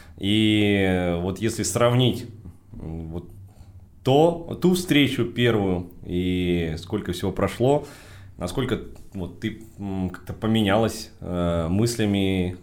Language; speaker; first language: Russian; native; Russian